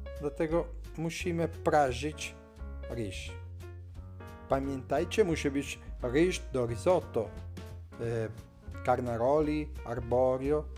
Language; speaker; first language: Polish; non-native, learner; Italian